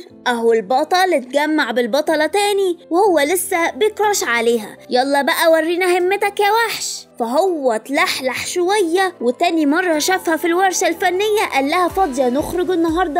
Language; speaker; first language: Arabic; native; Arabic